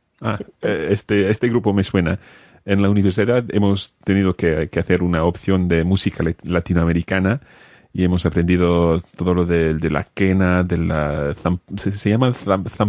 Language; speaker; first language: Spanish; non-native, fluent; English